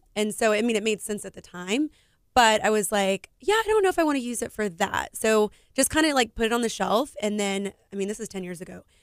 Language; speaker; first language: English; native; English